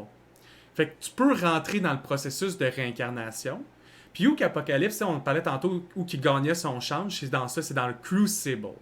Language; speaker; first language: French; native; French